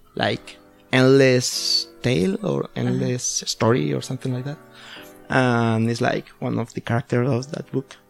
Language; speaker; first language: English; non-native, learner; Spanish